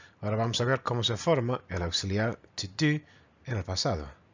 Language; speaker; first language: Spanish; native; Spanish